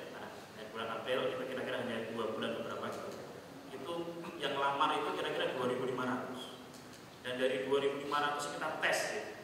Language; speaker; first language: Indonesian; native; Indonesian